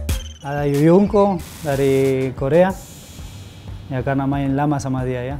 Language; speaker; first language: Indonesian; non-native, learner; Spanish